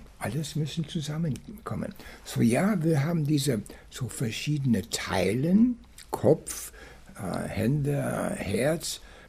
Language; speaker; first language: German; non-native, fluent; English